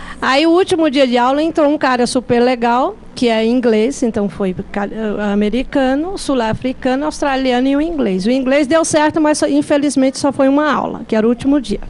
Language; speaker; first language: Portuguese; native; Portuguese